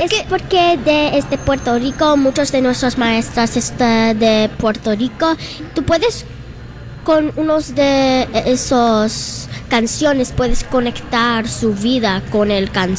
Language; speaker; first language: Spanish; non-native, learner; English